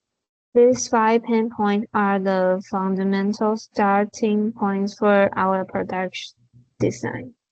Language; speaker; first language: English; non-native, learner; Chinese